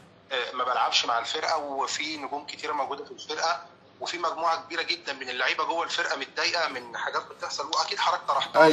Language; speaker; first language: Arabic; native; Arabic